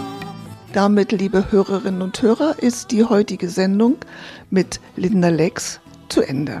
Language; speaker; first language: German; native; German